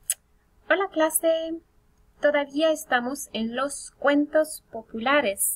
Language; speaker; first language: Spanish; non-native, fluent; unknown